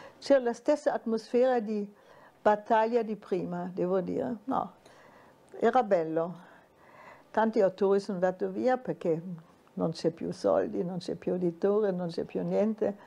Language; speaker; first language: Italian; non-native, fluent; German